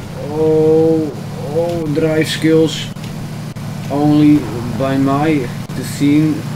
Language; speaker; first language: English; non-native, learner; Dutch